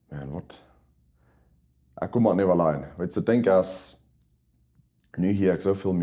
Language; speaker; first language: German; non-native, learner; Plautdietsch